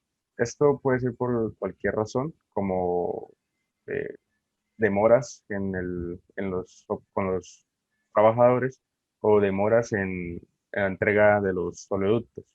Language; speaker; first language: Spanish; native; Spanish